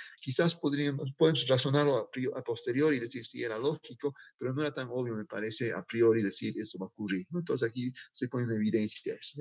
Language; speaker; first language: Spanish; native; Spanish